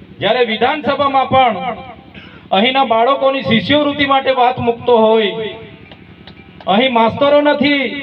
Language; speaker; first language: Gujarati; non-native, local second language; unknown